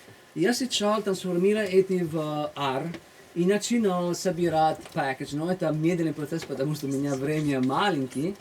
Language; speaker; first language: Russian; non-native, fluent; Italian